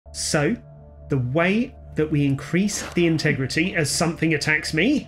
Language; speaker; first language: English; native; English